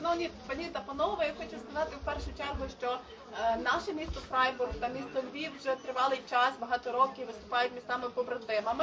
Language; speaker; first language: Ukrainian; native; Ukrainian